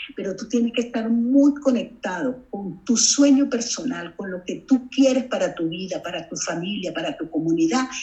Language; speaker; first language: Spanish; native; Spanish